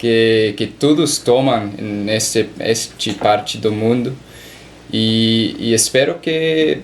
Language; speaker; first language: Portuguese; non-native, learner; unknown